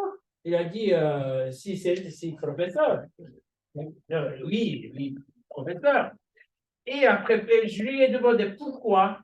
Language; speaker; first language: French; non-native, fluent; Japanese